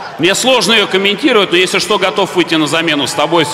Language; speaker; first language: Russian; native; Russian